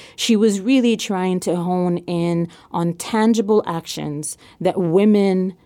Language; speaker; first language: English; non-native, fluent; French